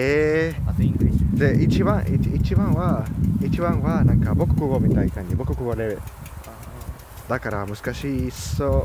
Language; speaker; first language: Japanese; non-native, learner; Spanish